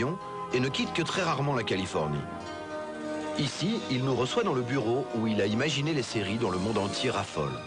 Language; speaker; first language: French; native; French